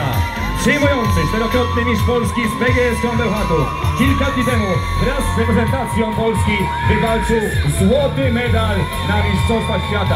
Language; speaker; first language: Polish; native; Polish